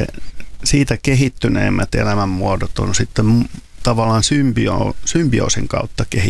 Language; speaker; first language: Finnish; native; Finnish